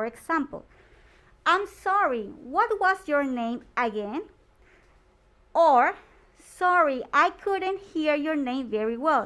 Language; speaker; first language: English; non-native, fluent; Spanish